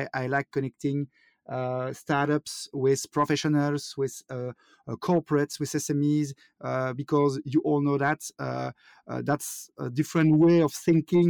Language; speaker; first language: English; non-native, fluent; French